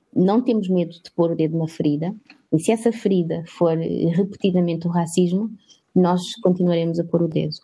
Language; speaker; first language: Portuguese; native; Portuguese